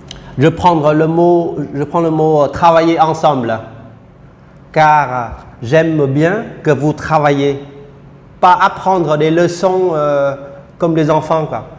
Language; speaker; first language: French; non-native, fluent; Vietnamese